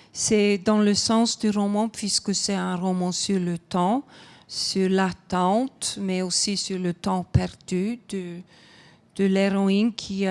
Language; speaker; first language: French; non-native, fluent; Icelandic